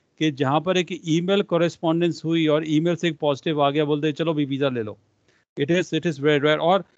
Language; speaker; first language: Hindi; non-native, local second language; Punjabi